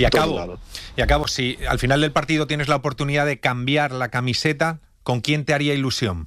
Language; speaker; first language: Spanish; native; Spanish